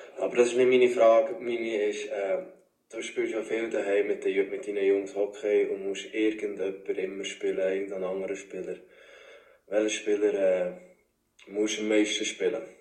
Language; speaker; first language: German; native; German